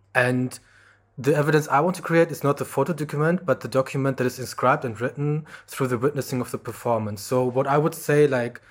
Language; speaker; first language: English; non-native, fluent; German